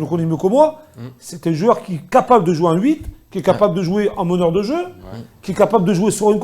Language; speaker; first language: French; native; French